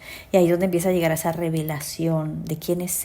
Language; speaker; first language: Spanish; native; Spanish